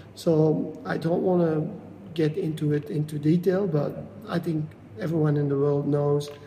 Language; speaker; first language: English; non-native, fluent; Dutch